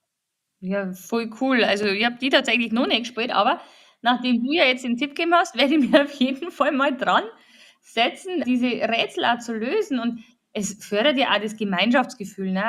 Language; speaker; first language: German; native; German